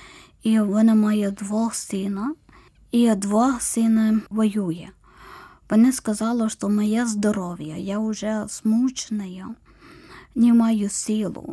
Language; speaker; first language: Ukrainian; non-native, learner; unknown